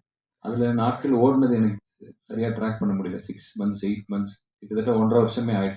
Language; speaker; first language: Tamil; native; Tamil